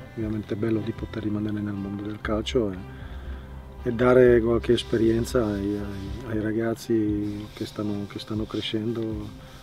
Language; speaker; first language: Italian; non-native, fluent; Czech